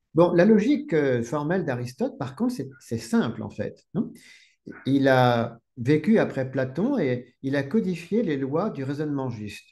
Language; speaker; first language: French; native; French